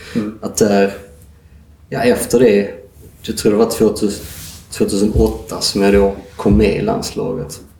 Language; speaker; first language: Swedish; native; Swedish